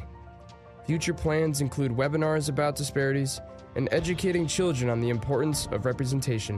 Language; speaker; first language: English; native; English